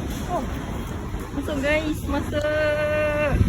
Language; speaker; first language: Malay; non-native, local second language; Javanese